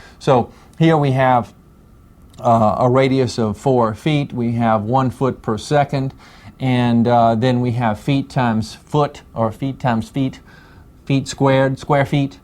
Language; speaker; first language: English; native; English